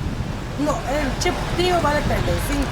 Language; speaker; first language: Spanish; native; Spanish